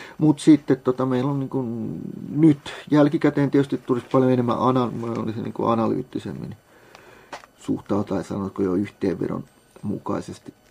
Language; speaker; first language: Finnish; native; Finnish